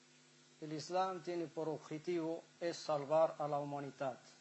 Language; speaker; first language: Spanish; non-native, fluent; Arabic